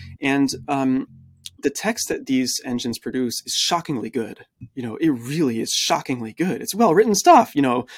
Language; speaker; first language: English; early bilingual, other home language; French